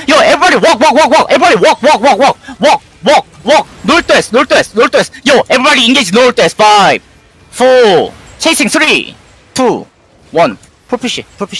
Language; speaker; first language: English; non-native, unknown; Korean